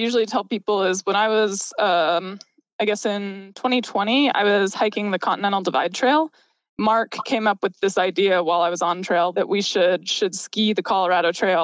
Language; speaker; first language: English; native; English